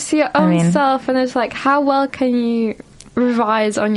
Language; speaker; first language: English; native; English